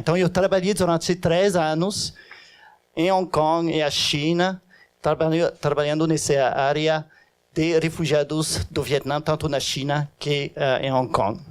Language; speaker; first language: Portuguese; non-native, fluent; French